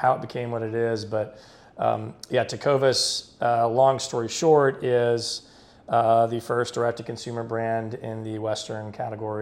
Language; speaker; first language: English; native; English